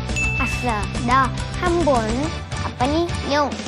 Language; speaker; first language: Korean; early bilingual, other home language; Russian